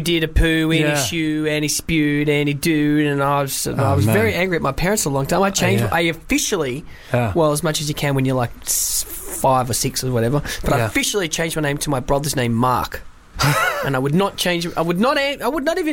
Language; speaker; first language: English; native; English